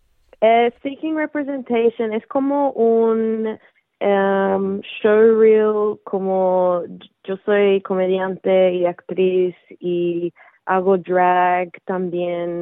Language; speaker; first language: Spanish; early bilingual, heritage; Spanish